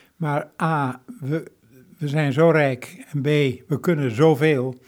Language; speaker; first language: Dutch; native; Dutch